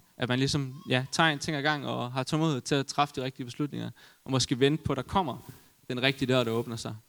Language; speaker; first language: Danish; native; Danish